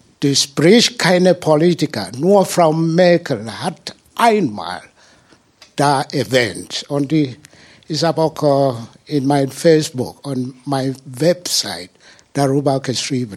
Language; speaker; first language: German; non-native, learner; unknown